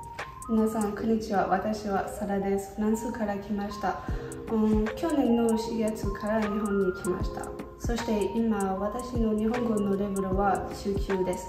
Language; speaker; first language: Japanese; non-native, learner; French